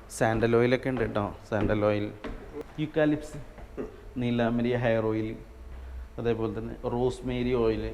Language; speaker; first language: Malayalam; native; Malayalam